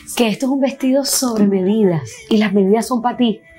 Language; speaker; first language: Spanish; native; Spanish